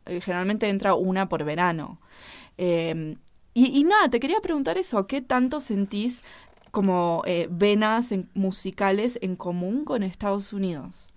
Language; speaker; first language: Spanish; native; Spanish